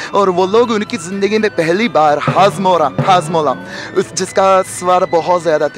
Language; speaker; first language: Hindi; non-native, fluent; Japanese